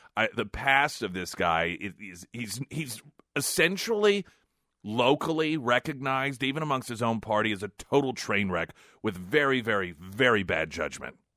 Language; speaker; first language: English; native; English